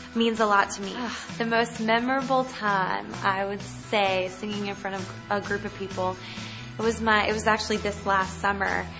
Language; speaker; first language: English; native; English